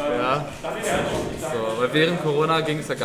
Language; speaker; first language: German; native; German